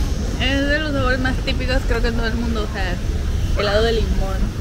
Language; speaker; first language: Spanish; native; Spanish